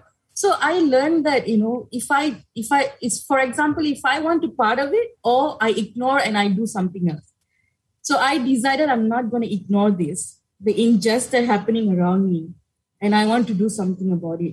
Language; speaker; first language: English; non-native, local second language; Tamil